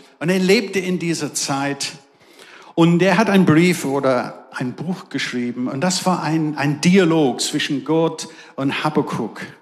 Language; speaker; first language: German; non-native, fluent; English